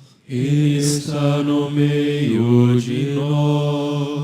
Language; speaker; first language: Portuguese; native; Portuguese